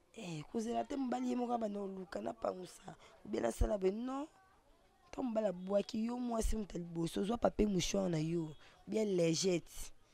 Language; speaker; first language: Lingala; non-native, local second language; Swahili